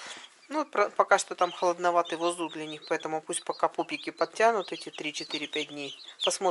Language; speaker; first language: Russian; native; Russian